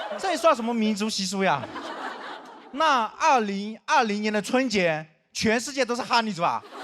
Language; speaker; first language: Chinese; non-native, local second language; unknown